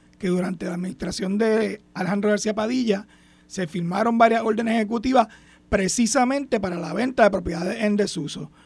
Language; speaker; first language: Spanish; native; Spanish